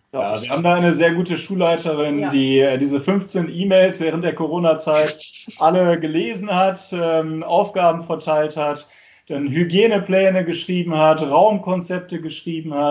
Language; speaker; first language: German; native; German